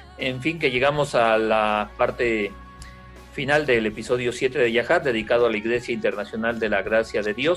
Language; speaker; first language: Spanish; native; Spanish